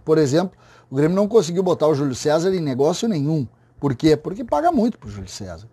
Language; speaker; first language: Portuguese; native; Portuguese